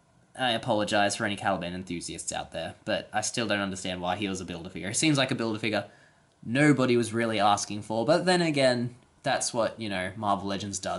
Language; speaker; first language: English; native; English